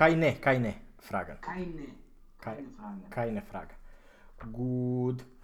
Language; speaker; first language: German; non-native, fluent; Romanian